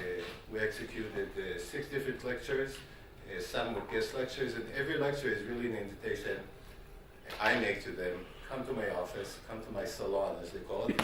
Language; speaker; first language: English; non-native, fluent; Hebrew